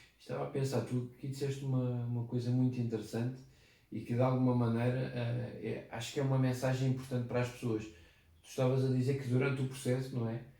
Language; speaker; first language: Portuguese; native; Portuguese